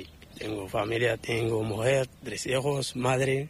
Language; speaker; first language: Spanish; non-native, learner; Arabic